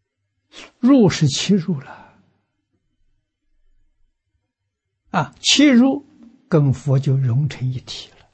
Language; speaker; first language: Chinese; native; Chinese